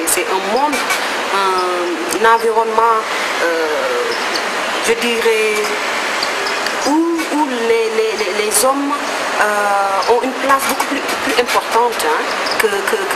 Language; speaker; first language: French; non-native, local second language; Wolof